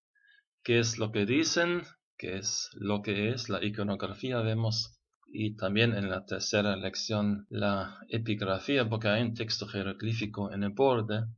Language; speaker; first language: Spanish; non-native, fluent; German